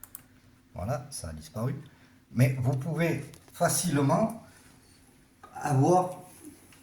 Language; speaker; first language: French; native; French